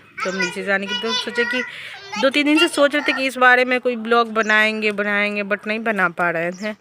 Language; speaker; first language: Hindi; native; Hindi